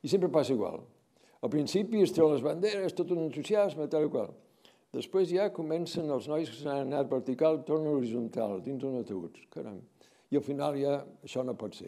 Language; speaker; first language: Catalan; native; Catalan